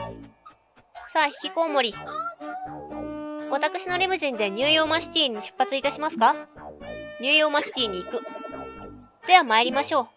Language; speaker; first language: Japanese; native; Japanese